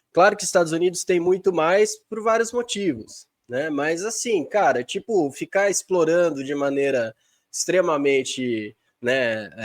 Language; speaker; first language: Portuguese; native; Portuguese